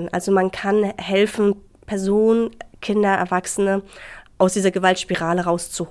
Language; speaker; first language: German; native; German